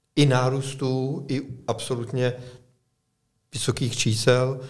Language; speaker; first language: Czech; non-native, fluent; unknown